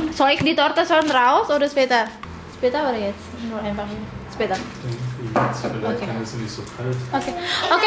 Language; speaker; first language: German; non-native, learner; Indonesian